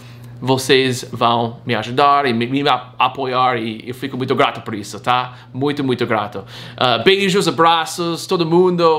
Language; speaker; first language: Portuguese; non-native, fluent; English